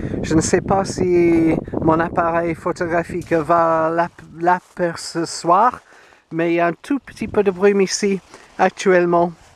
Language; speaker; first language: French; non-native, fluent; English